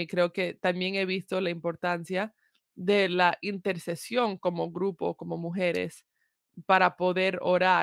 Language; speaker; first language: Spanish; early bilingual, heritage; Spanish